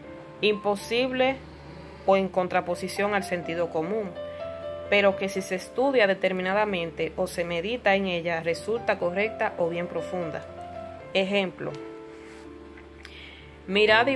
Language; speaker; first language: Spanish; native; Spanish